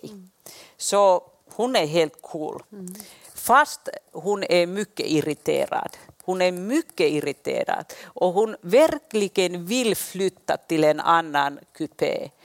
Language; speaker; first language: Swedish; non-native, local second language; Finnish